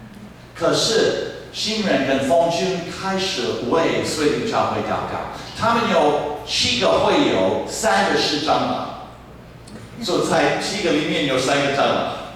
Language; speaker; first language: Chinese; non-native, fluent; English